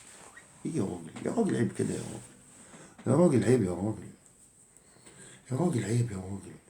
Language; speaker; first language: Arabic; native; Arabic